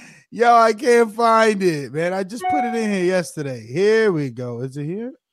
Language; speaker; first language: English; native; English